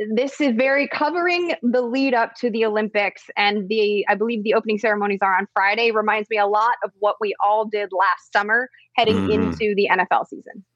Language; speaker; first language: English; native; English